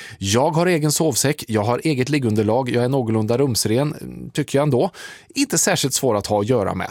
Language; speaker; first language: Swedish; native; Swedish